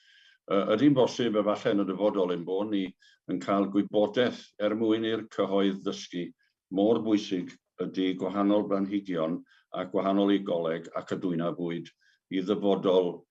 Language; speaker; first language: Welsh; native; Welsh